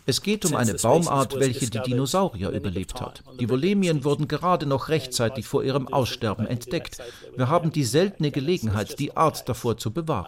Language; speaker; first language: German; native; German